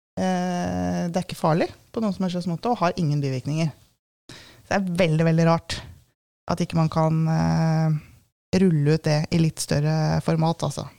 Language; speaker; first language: Norwegian; native; Norwegian